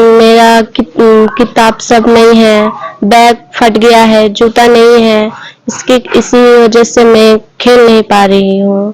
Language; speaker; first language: Hindi; non-native, local second language; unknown